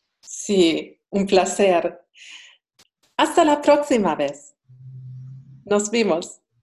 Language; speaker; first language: Spanish; non-native, fluent; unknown